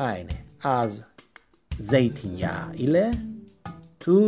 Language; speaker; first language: Turkish; non-native, learner; Spanish